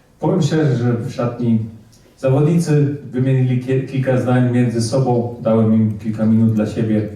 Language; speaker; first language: Polish; early bilingual, heritage; Polish